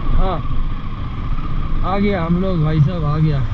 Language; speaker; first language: Hindi; non-native, local second language; Bangla